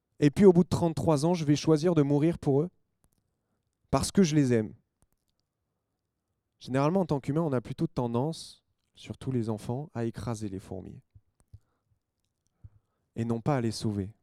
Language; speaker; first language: French; native; French